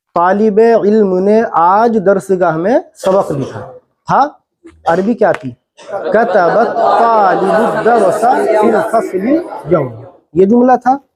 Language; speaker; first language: Urdu; native; Urdu